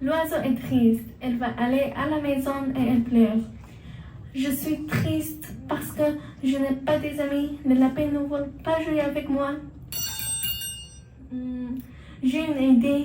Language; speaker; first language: French; non-native, learner; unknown